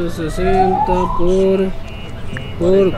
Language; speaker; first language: Spanish; native; Spanish